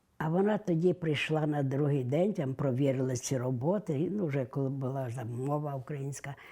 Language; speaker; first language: Ukrainian; non-native, local second language; Russian